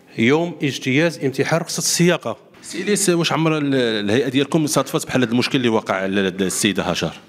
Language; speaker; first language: Arabic; native; Arabic